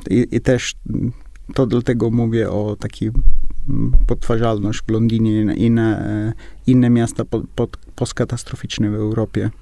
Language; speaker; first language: Polish; non-native, learner; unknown